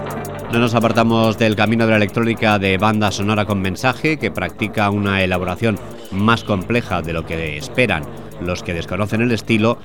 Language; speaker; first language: Spanish; native; Spanish